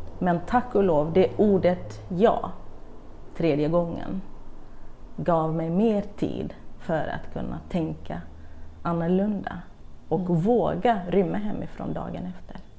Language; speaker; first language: Swedish; non-native, fluent; Kurdish